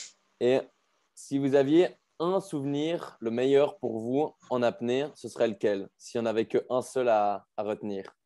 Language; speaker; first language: French; native; French